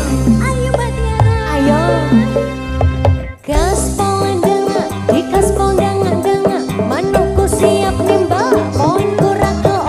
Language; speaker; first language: Indonesian; native; Indonesian